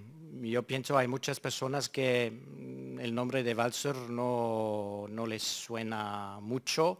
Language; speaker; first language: Spanish; non-native, fluent; German